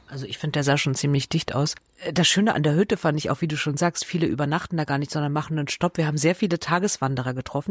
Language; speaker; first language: German; native; German